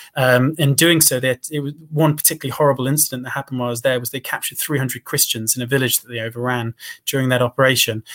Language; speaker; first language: English; native; English